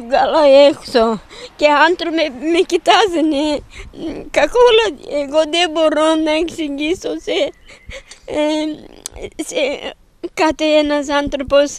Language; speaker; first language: Greek; non-native, fluent; Bulgarian